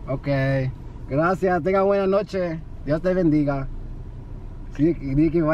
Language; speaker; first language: Spanish; early bilingual, heritage; Spanish